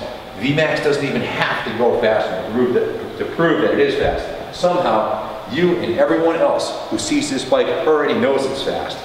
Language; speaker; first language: English; native; English